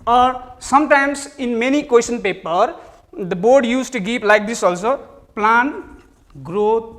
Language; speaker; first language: English; non-native, local second language; Nepali